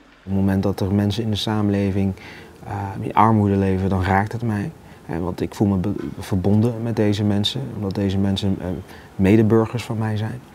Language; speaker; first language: Dutch; early bilingual, other home language; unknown